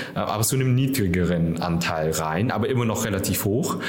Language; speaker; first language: German; early bilingual, other home language; Vietnamese